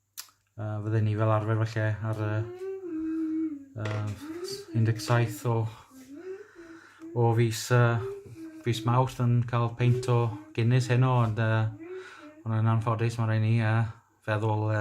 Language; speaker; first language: Welsh; native; Welsh